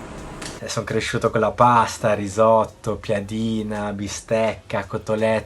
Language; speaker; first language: Italian; early bilingual, other home language; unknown